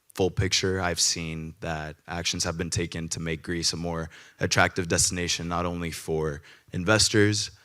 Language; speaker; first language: English; early bilingual, other home language; Greek